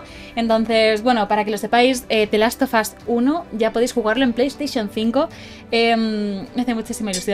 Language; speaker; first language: Spanish; native; Spanish